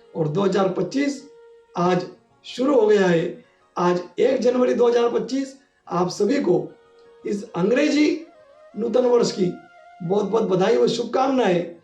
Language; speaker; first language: Hindi; non-native, local second language; Gujarati